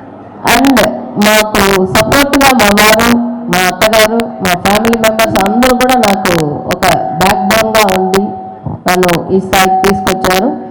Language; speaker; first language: Telugu; native; Telugu